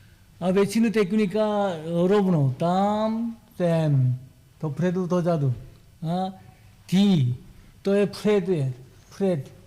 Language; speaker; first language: Czech; non-native, learner; Korean